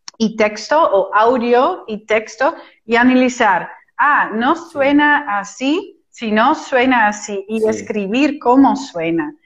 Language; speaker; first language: Spanish; non-native, fluent; Dutch